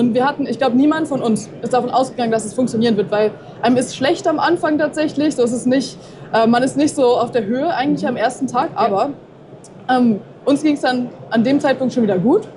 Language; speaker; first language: German; native; German